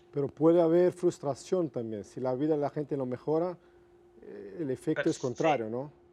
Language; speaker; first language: Spanish; non-native, fluent; Portuguese